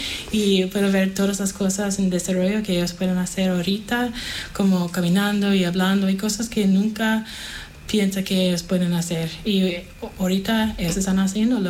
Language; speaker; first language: Spanish; non-native, fluent; English